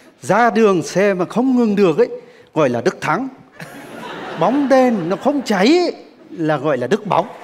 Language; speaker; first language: Vietnamese; non-native, fluent; Turkish